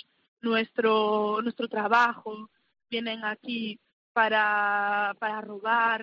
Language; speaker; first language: Spanish; early bilingual, other home language; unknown